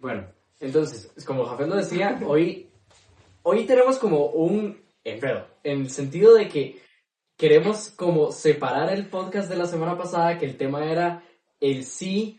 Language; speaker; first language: Spanish; native; Spanish